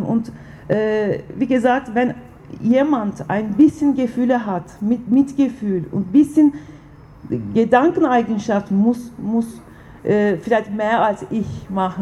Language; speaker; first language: German; non-native, fluent; Turkish